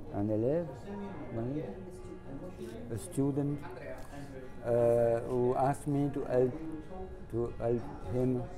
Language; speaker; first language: English; non-native, learner; French